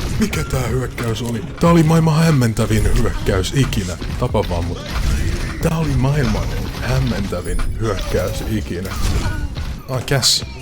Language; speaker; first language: Finnish; non-native, fluent; English